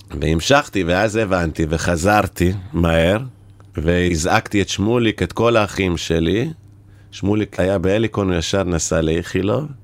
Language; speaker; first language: Hebrew; native; Hebrew